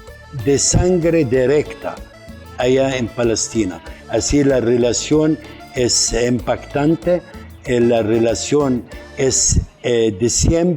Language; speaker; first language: Spanish; non-native, fluent; Arabic